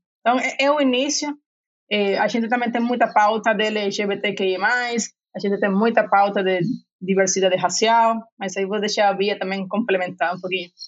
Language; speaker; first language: Portuguese; non-native, fluent; Spanish